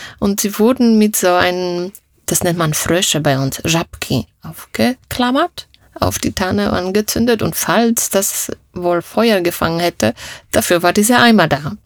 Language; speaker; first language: German; non-native, fluent; Polish